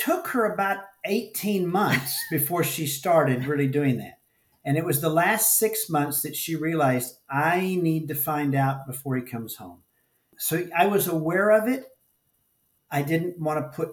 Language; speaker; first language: English; native; English